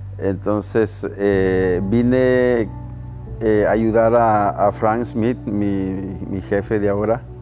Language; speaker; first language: Spanish; native; Spanish